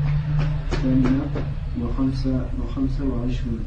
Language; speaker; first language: Arabic; non-native, learner; French